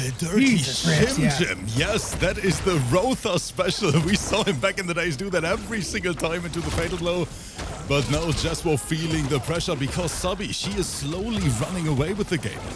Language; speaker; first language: English; native; English